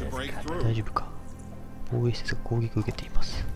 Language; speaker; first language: Japanese; native; Japanese